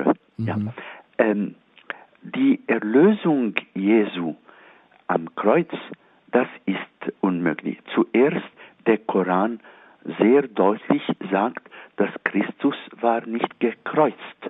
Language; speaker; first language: German; non-native, fluent; Arabic